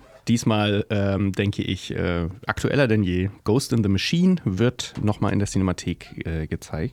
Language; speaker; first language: German; native; German